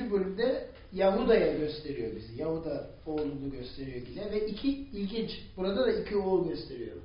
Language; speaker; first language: Turkish; non-native, fluent; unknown